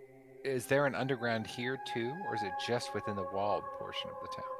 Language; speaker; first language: English; native; English